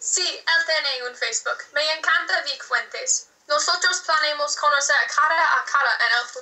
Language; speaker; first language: Spanish; non-native, learner; English